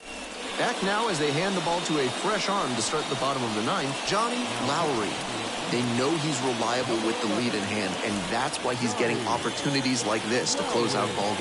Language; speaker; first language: English; native; English